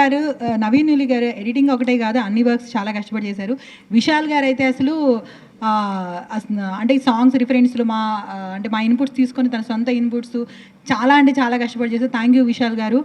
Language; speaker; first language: Telugu; native; Telugu